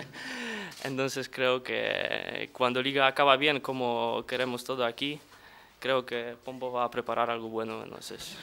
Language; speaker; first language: Spanish; non-native, fluent; Polish